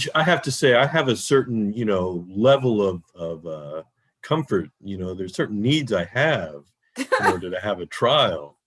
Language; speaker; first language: English; native; English